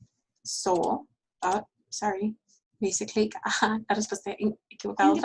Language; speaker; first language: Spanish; early bilingual, heritage; Spanish